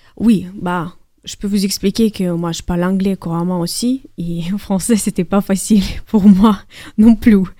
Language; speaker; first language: French; non-native, learner; Ukrainian